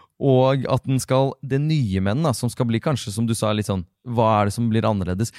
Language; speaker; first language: Norwegian; early bilingual, other home language; Russian